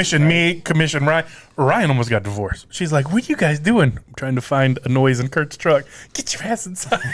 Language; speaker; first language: English; native; English